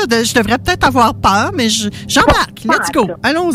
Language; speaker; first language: French; native; French